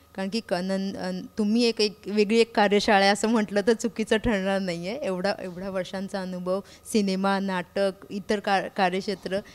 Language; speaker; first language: Marathi; native; Marathi